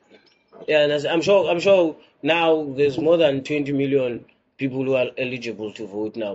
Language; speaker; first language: English; non-native, local second language; Xhosa